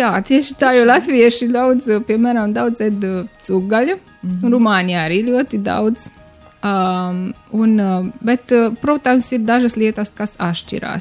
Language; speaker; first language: Latvian; non-native, learner; Romanian